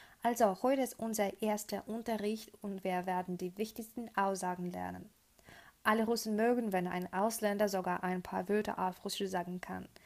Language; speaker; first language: German; non-native, fluent; Russian